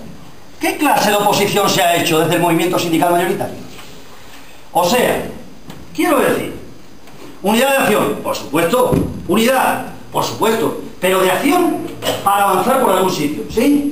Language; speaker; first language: Spanish; native; Spanish